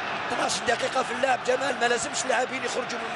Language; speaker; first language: Arabic; native; Arabic